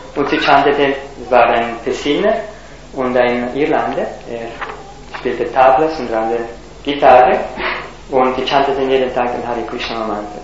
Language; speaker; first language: German; non-native, fluent; Italian